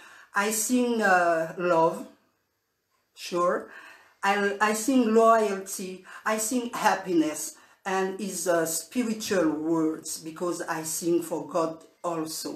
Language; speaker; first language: English; non-native, learner; French